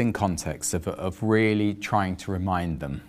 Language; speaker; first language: English; native; English